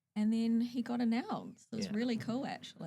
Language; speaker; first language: English; native; English